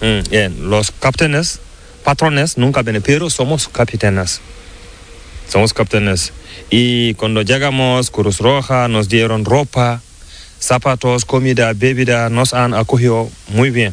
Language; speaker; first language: Spanish; non-native, learner; Fula